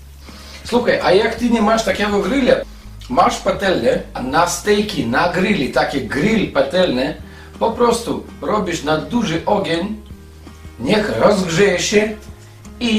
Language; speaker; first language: Polish; non-native, fluent; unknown